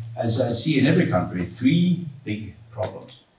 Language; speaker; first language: English; native; English